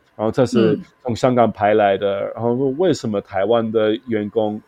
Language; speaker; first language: Chinese; non-native, fluent; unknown